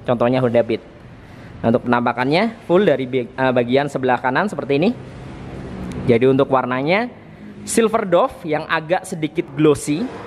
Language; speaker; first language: Indonesian; native; Indonesian